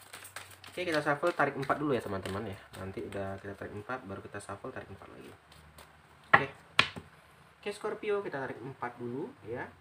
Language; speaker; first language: Indonesian; native; Indonesian